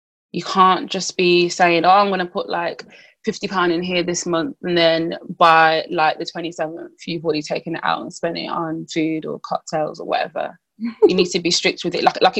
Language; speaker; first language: English; native; English